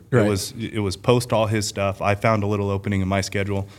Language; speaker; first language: English; native; English